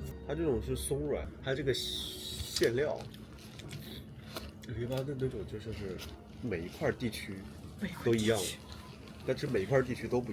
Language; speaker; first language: Chinese; native; Chinese